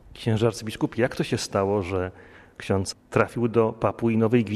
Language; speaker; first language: Polish; native; Polish